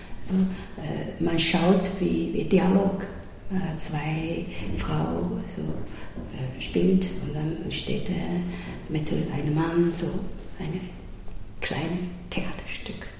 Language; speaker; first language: German; non-native, learner; Chinese